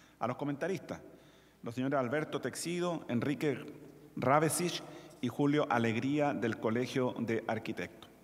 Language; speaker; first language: Spanish; native; Spanish